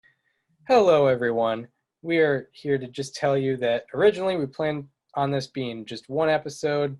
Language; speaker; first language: English; native; English